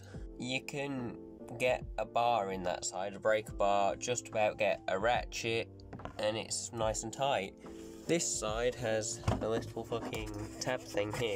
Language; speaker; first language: English; native; English